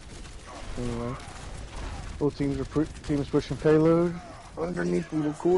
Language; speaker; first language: English; native; English